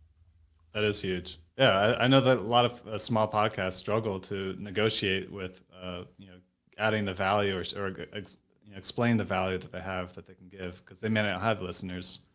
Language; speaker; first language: English; native; English